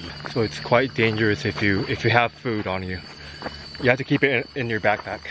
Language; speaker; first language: English; non-native, fluent; Japanese